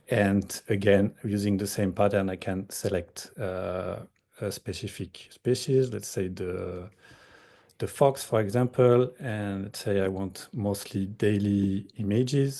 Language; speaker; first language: English; non-native, fluent; French